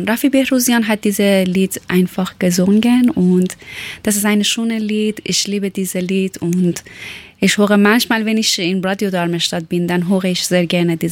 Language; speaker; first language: German; non-native, learner; Persian